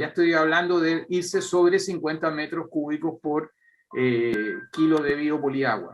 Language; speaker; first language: Spanish; native; Spanish